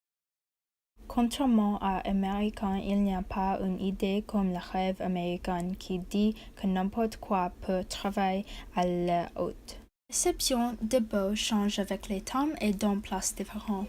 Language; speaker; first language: French; non-native, learner; English